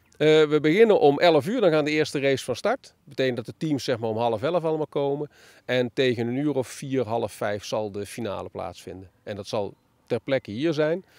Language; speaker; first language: Dutch; native; Dutch